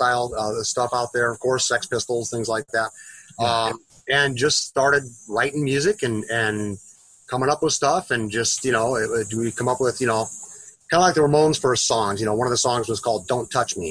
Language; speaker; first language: English; native; English